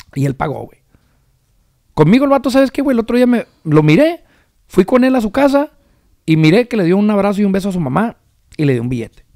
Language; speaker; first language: Spanish; early bilingual, heritage; Spanish